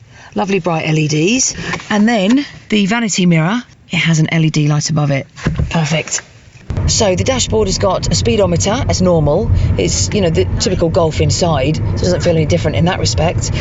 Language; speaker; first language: English; native; English